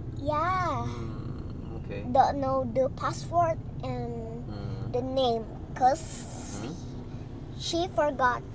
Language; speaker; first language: English; non-native, learner; Indonesian